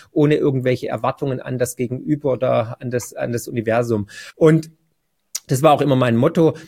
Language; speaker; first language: German; native; German